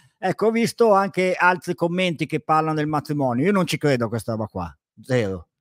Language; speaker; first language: Italian; native; Italian